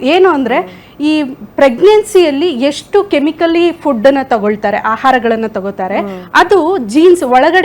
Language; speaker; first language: Kannada; native; Kannada